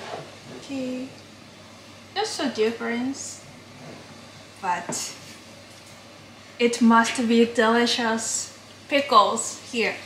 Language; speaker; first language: English; non-native, learner; Japanese